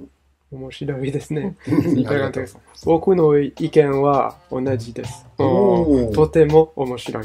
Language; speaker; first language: Japanese; non-native, learner; French